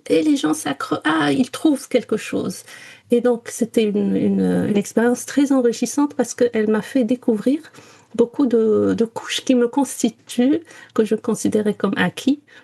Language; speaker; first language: French; non-native, local second language; Arabic